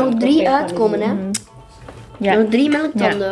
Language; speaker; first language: Dutch; early bilingual, other home language; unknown